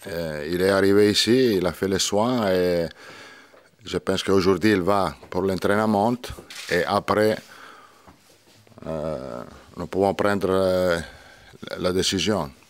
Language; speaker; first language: French; non-native, learner; Italian